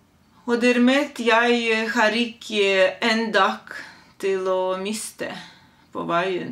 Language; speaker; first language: Norwegian; non-native, fluent; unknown